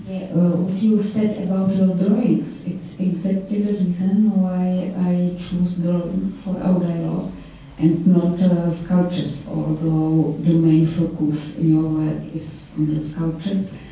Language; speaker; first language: English; non-native, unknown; Czech